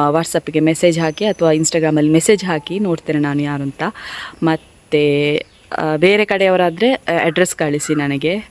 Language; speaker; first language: Kannada; non-native, local second language; Tulu